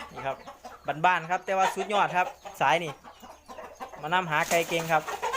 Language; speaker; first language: Thai; native; Thai